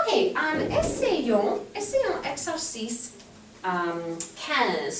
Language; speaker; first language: French; non-native, fluent; English